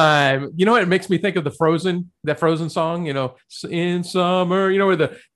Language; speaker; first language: English; native; English